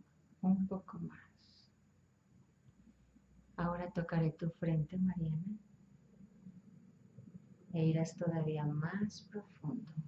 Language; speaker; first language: Spanish; native; Spanish